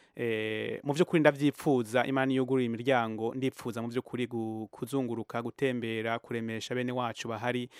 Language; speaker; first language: Rundi; early bilingual, heritage; Rundi